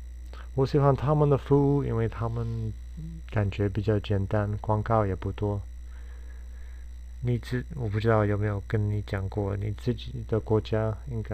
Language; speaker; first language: Chinese; non-native, fluent; English